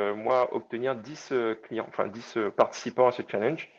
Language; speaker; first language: French; native; French